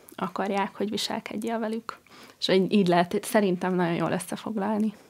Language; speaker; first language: Hungarian; non-native, fluent; English